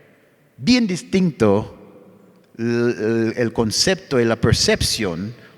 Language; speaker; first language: Spanish; non-native, fluent; English